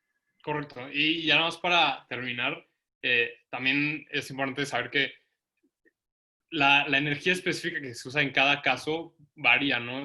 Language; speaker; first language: Spanish; native; Spanish